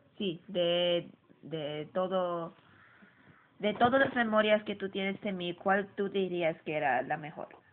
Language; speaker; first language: Spanish; early bilingual, heritage; English